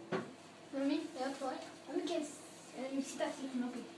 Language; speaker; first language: Spanish; non-native, learner; Dutch